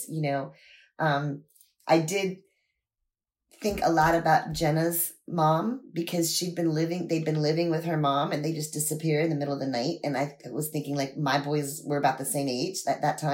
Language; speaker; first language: English; native; English